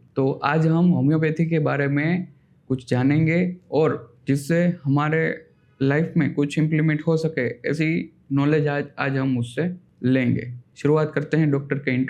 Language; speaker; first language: Hindi; non-native, local second language; Gujarati